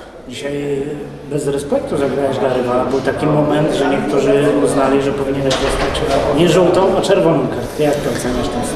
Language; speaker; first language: Polish; native; Polish